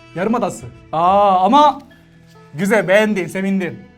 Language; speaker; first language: Turkish; non-native, learner; Japanese